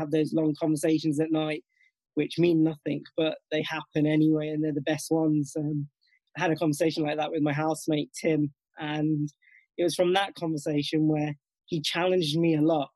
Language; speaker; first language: English; native; English